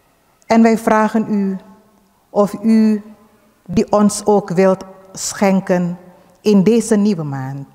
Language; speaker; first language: Dutch; early bilingual, other home language; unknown